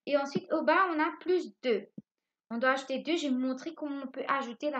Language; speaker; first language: French; non-native, local second language; Morisyen